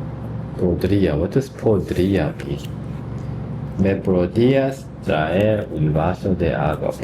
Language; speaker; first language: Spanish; non-native, learner; English